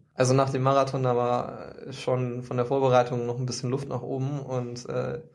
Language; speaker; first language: German; native; German